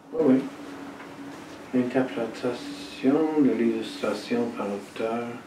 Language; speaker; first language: French; non-native, learner; English